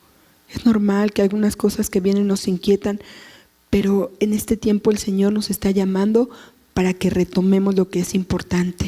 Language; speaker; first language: Spanish; native; Spanish